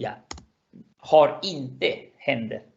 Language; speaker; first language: Swedish; non-native, fluent; Spanish